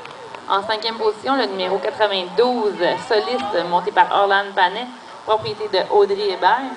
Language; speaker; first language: French; native; French